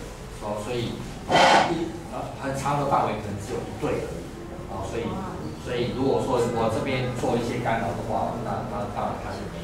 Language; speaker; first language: Chinese; native; Chinese